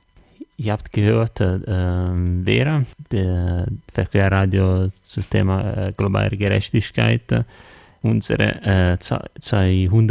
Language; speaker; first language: German; non-native, learner; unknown